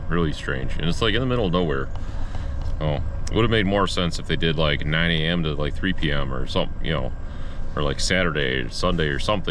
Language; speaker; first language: English; native; English